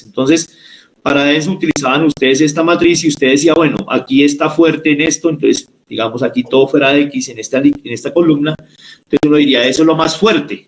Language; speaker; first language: Spanish; native; Spanish